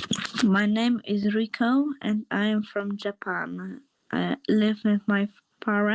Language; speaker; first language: English; non-native, learner; Polish